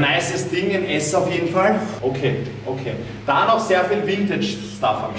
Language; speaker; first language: German; native; German